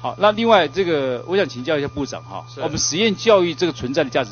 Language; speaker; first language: Chinese; native; Chinese